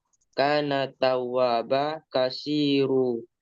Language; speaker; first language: Arabic; non-native, learner; Indonesian